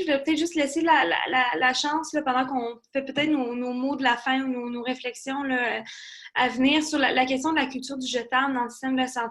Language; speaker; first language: French; native; French